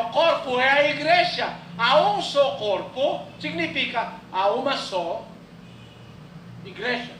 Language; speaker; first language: Portuguese; non-native, learner; Filipino